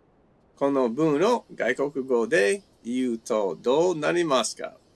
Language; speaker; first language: Japanese; non-native, fluent; English